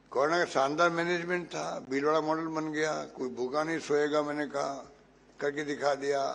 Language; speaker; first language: Hindi; native; Hindi